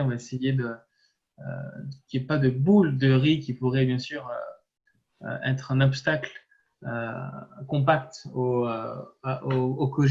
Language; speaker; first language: French; native; French